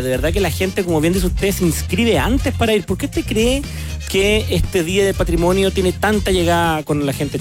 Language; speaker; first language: Spanish; native; Spanish